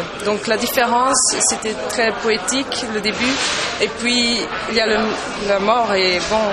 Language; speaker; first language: French; non-native, local second language; Dutch